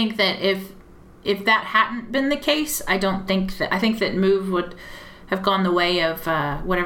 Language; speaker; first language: English; native; English